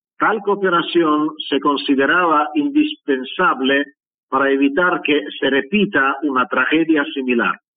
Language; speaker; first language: Spanish; non-native, fluent; Russian